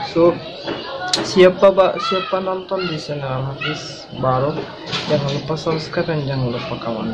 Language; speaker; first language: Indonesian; non-native, learner; Bangla